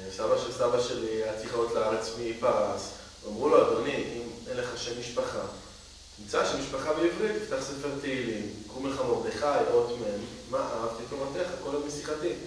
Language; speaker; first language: Hebrew; native; Hebrew